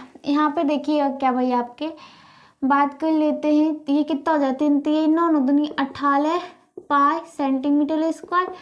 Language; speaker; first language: Hindi; native; Hindi